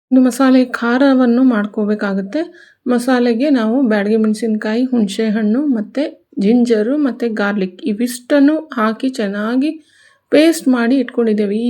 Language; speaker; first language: Kannada; non-native, local second language; Konkani